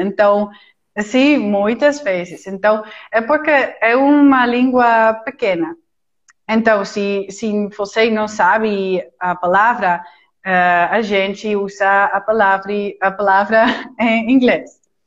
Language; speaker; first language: Portuguese; non-native, fluent; Dutch